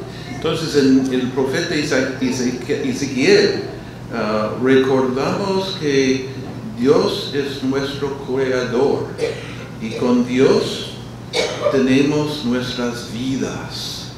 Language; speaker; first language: Spanish; non-native, learner; English